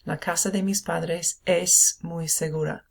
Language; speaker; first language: Spanish; non-native, fluent; English